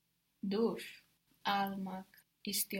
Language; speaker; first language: Turkish; non-native, learner; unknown